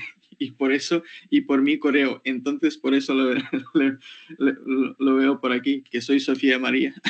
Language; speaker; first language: Spanish; non-native, fluent; Ukrainian